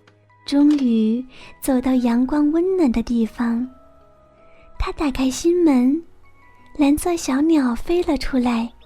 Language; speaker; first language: Chinese; native; Chinese